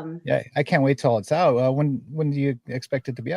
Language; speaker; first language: English; native; English